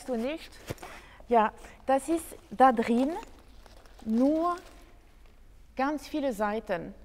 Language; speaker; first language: German; non-native, fluent; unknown